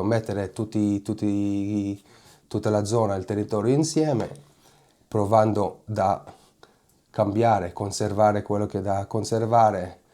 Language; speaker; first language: Italian; non-native, fluent; Hebrew